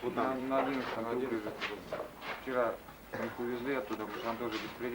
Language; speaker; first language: Russian; native; Russian